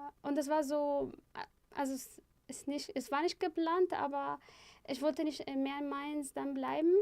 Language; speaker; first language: German; non-native, fluent; Arabic